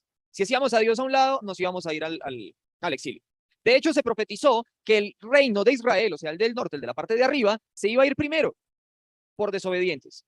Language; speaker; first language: Spanish; native; Spanish